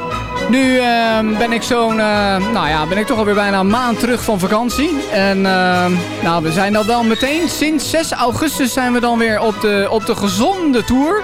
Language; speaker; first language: Dutch; native; Dutch